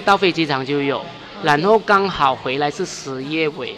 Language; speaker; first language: Chinese; native; Chinese